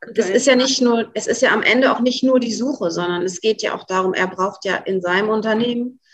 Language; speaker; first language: German; native; German